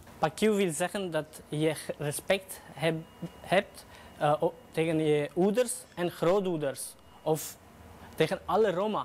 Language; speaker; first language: Dutch; non-native, fluent; Romany